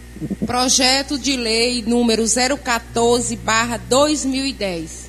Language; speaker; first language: Portuguese; native; Portuguese